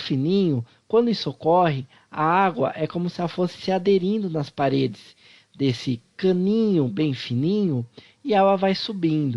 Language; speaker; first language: Portuguese; native; Portuguese